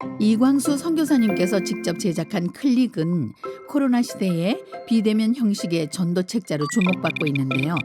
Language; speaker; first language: Korean; native; Korean